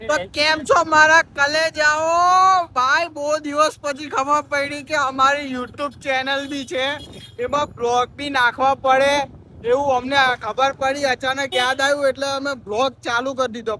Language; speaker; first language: Gujarati; native; Gujarati